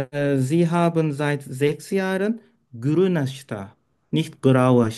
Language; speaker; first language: German; non-native, learner; Turkish